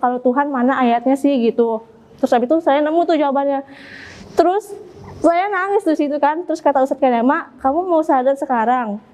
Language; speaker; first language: Indonesian; native; Indonesian